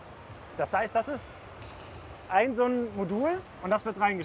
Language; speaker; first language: German; native; German